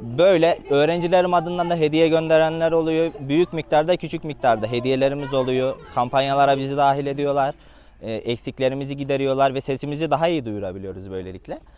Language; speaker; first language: Turkish; native; Turkish